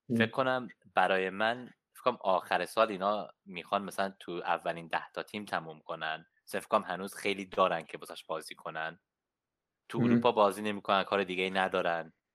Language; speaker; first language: Persian; early bilingual, heritage; Persian